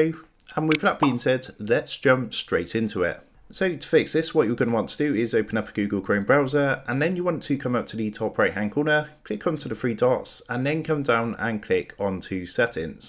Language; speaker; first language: English; native; English